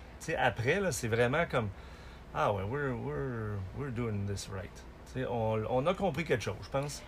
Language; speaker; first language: French; native; French